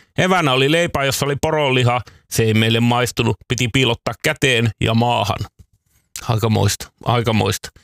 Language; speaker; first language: Finnish; native; Finnish